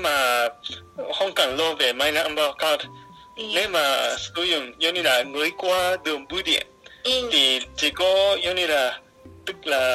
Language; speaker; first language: Vietnamese; non-native, fluent; Japanese